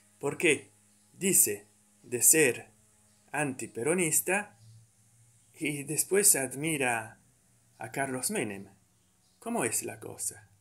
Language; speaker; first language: Spanish; non-native, fluent; Italian